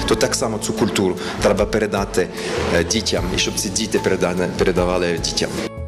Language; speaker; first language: Ukrainian; early bilingual, heritage; Ukrainian